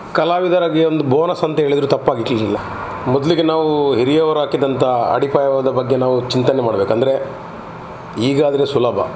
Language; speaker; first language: Kannada; non-native, local second language; Tulu